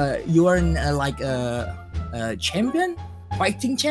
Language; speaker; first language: English; non-native, learner; Indonesian